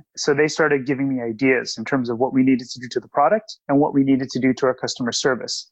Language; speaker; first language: English; native; English